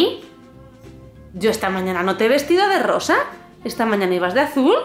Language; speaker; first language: Spanish; native; Spanish